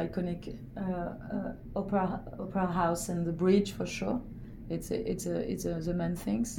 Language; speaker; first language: English; non-native, fluent; French